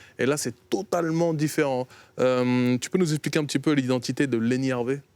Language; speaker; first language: French; native; French